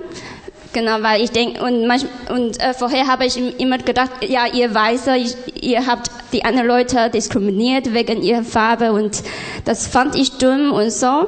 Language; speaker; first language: German; non-native, learner; Chinese